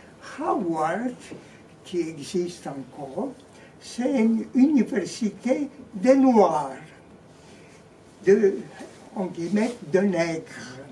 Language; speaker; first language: French; non-native, fluent; Greek